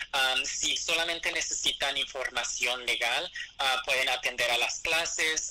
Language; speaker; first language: Spanish; early bilingual, other home language; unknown